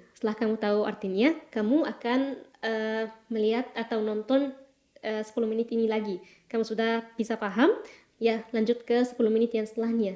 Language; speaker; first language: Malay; non-native, fluent; Arabic